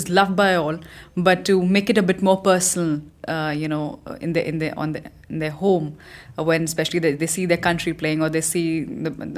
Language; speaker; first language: English; non-native, local second language; Hindi